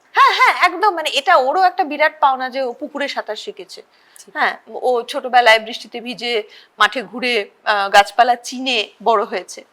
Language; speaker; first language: Bangla; native; Bangla